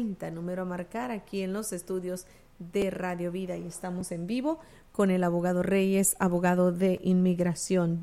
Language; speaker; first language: Spanish; native; Spanish